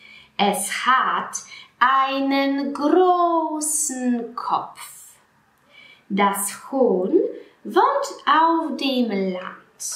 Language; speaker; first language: German; non-native, fluent; Polish